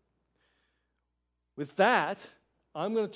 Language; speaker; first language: English; native; English